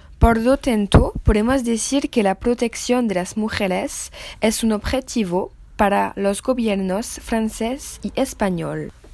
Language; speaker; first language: Spanish; non-native, learner; French